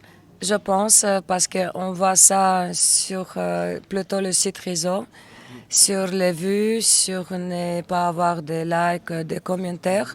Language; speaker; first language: French; non-native, learner; Russian